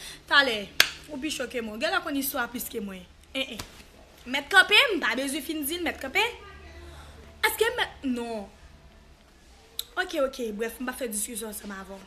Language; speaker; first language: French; non-native, learner; Haitian Creole